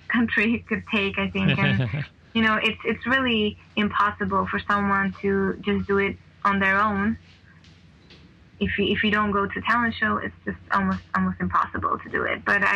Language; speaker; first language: English; non-native, fluent; Hungarian